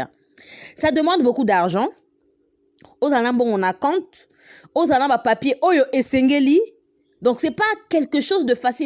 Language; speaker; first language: French; non-native, local second language; Lingala